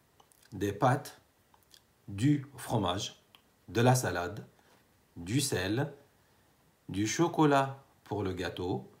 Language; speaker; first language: French; non-native, fluent; Arabic